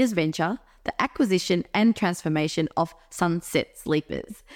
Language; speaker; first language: English; native; English